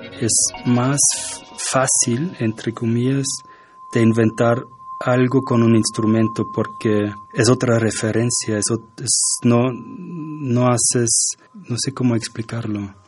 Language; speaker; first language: Spanish; non-native, fluent; German